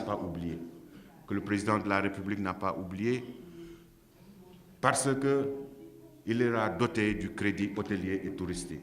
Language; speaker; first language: French; non-native, local second language; Wolof